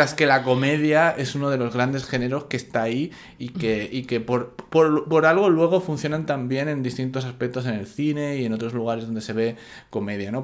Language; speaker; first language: Spanish; native; Spanish